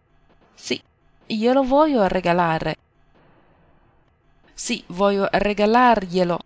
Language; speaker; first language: Italian; non-native, fluent; Chinese